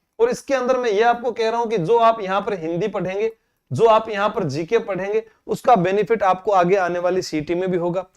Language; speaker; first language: Hindi; native; Hindi